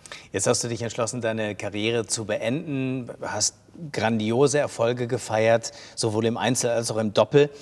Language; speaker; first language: German; native; German